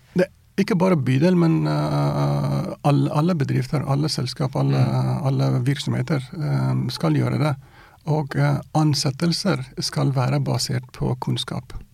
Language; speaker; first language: Norwegian; non-native, fluent; Persian